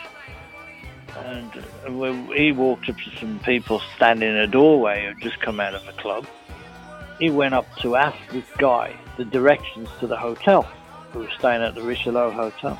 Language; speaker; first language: English; native; English